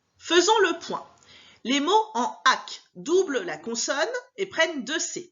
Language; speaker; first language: French; native; French